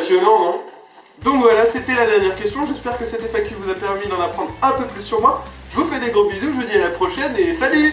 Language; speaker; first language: French; native; French